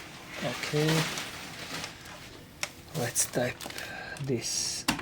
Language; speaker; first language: English; non-native, learner; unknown